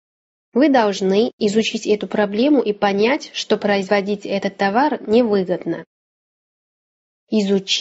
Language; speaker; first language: Russian; non-native, fluent; Chinese